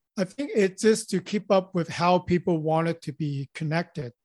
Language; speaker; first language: English; non-native, local second language; Cantonese